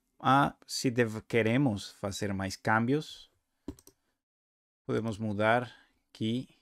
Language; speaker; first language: Portuguese; non-native, learner; Spanish